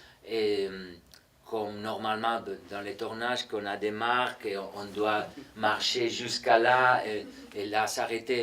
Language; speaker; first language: French; non-native, fluent; Spanish